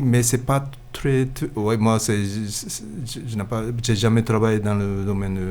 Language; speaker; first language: French; non-native, learner; Japanese